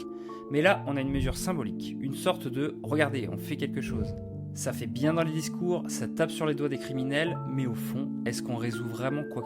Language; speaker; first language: French; native; French